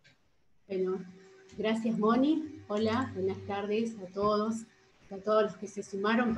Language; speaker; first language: Spanish; native; Spanish